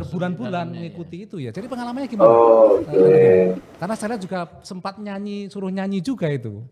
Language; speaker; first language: Indonesian; native; Indonesian